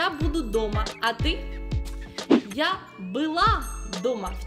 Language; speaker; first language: Russian; non-native, fluent; Spanish